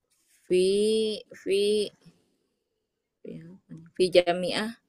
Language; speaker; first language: Arabic; non-native, learner; Indonesian